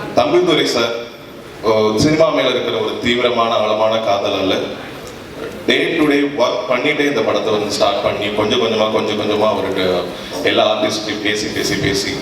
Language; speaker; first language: Tamil; native; Tamil